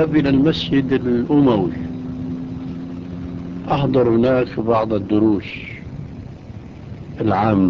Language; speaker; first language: Arabic; early bilingual, other home language; Albanian